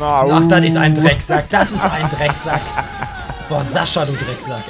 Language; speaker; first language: German; native; German